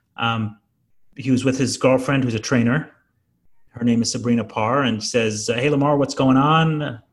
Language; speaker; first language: English; native; English